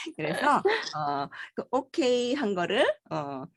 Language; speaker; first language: Korean; native; Korean